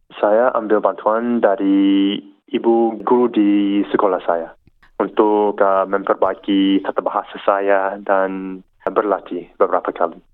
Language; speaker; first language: Indonesian; non-native, learner; English